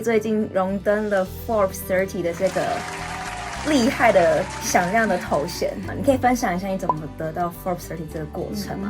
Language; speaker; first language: Chinese; native; Chinese